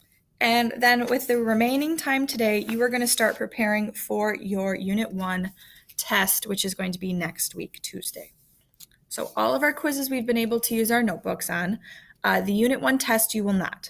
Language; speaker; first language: English; native; English